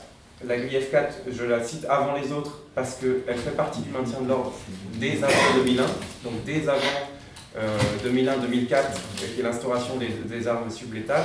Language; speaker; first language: French; native; French